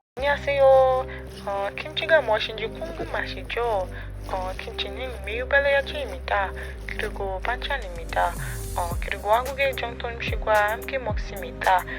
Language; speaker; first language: Korean; non-native, learner; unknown